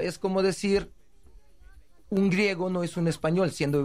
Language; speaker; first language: Spanish; non-native, fluent; Uzbek